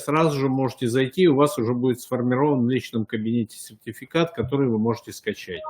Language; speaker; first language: Russian; native; Russian